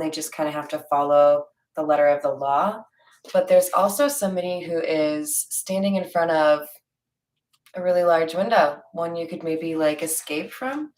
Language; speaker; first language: English; native; English